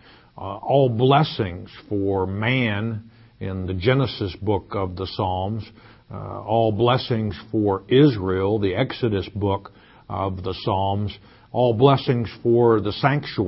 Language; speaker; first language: English; native; English